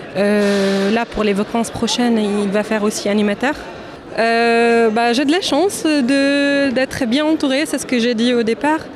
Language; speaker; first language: French; non-native, fluent; Arabic